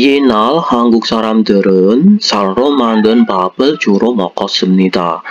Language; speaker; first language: Korean; non-native, fluent; Indonesian